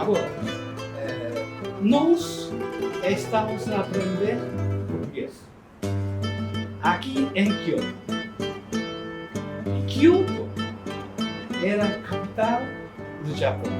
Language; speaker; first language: Portuguese; non-native, learner; Japanese